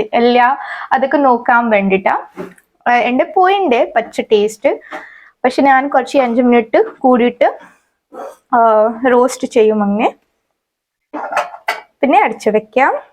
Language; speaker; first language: Malayalam; non-native, fluent; Hindi